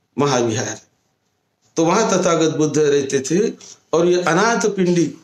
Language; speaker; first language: Hindi; non-native, local second language; Marathi